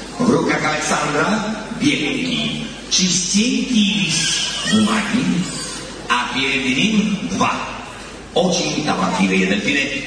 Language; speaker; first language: Russian; native; Russian